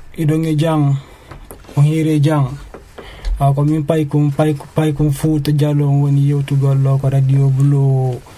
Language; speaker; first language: Italian; non-native, learner; Fula